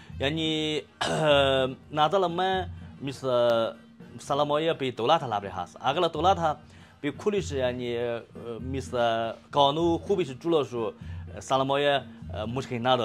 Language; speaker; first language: Persian; non-native, learner; Chinese